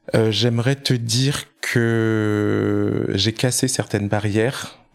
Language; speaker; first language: French; native; French